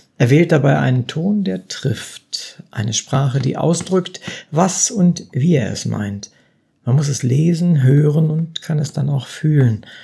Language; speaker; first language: German; native; German